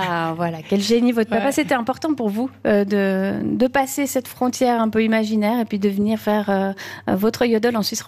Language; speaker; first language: French; native; French